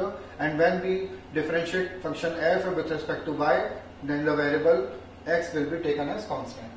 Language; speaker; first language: English; non-native, local second language; Hindi